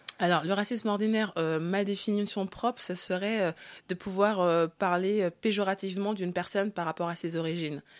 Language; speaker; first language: French; early bilingual, other home language; Lingala